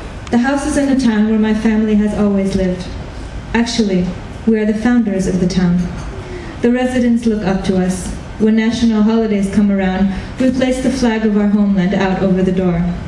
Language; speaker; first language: English; early bilingual, other home language; Hungarian